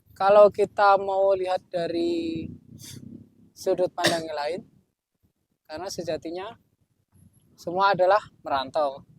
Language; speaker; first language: Indonesian; non-native, local second language; Sundanese